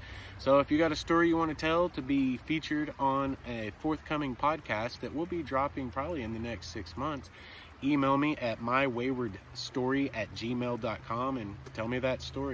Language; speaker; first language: English; native; English